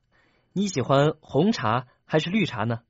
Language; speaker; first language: Chinese; non-native, learner; Croatian